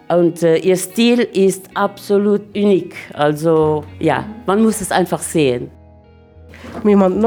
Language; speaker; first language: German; non-native, local second language; Luxembourgish